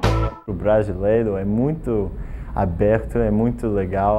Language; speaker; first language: Portuguese; non-native, learner; English